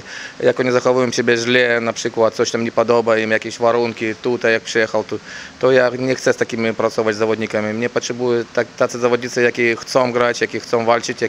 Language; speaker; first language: Polish; non-native, learner; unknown